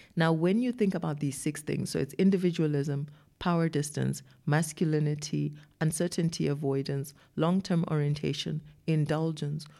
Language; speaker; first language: English; non-native, local second language; Shona